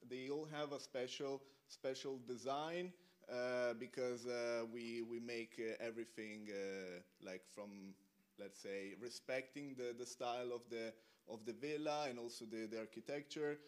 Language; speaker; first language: English; non-native, fluent; Italian